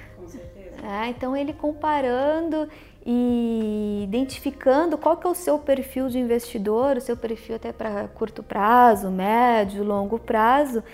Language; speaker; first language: Portuguese; native; Portuguese